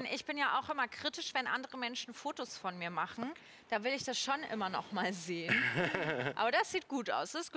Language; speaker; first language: German; native; German